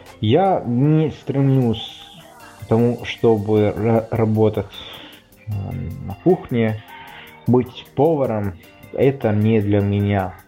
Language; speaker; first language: Russian; non-native, fluent; Italian